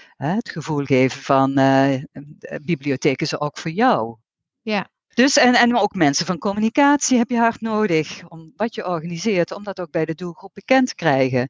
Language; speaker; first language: Dutch; native; Dutch